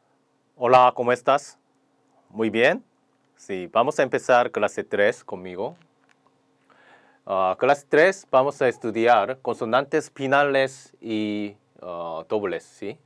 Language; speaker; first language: Spanish; non-native, learner; Korean